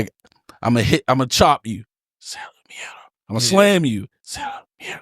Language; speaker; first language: English; native; English